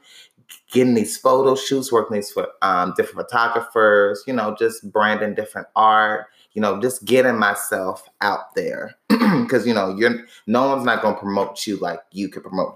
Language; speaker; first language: English; native; English